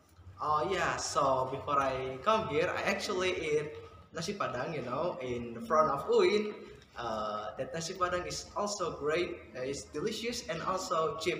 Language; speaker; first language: English; non-native, fluent; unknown